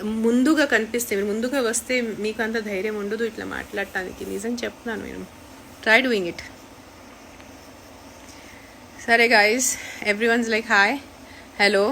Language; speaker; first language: Telugu; non-native, local second language; Marathi